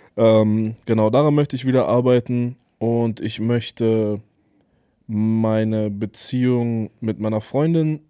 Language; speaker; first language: German; native; German